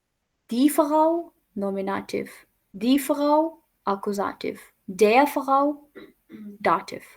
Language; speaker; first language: German; non-native, fluent; Urdu